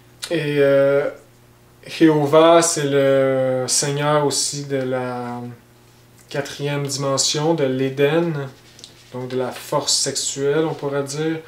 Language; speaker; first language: French; native; French